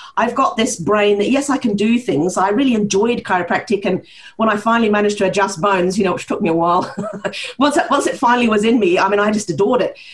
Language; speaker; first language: English; early bilingual, heritage; Norwegian